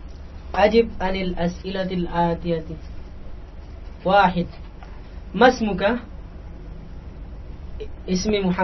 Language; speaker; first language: Arabic; non-native, learner; Indonesian